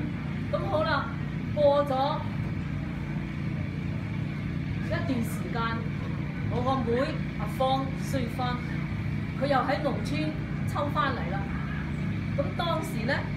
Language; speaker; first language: Cantonese; native; Cantonese